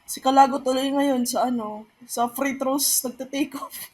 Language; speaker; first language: Filipino; native; Filipino